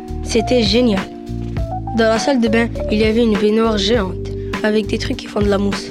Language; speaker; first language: French; early bilingual, other home language; Arabic